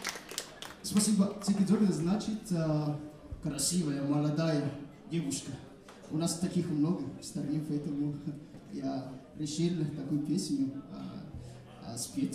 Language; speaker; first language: Russian; non-native, fluent; Malagasy